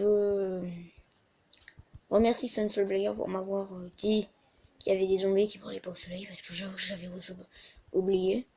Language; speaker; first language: French; native; French